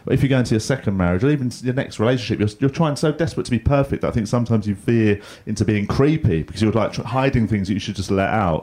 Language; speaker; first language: English; native; English